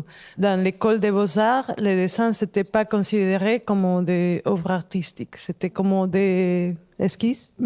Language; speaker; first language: French; non-native, fluent; Spanish